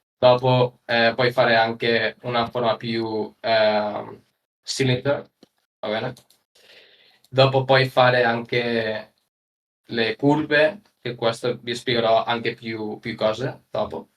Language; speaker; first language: Italian; non-native, learner; Spanish